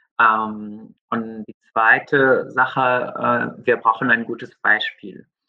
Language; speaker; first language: German; non-native, fluent; Arabic